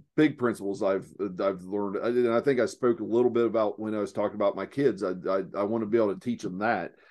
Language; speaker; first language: English; native; English